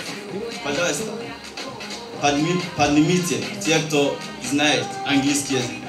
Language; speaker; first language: Russian; non-native, learner; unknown